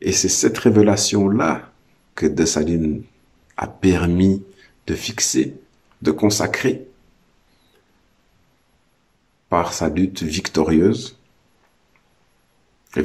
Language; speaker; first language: French; native; French